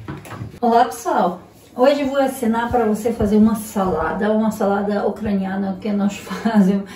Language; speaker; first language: Portuguese; non-native, learner; Ukrainian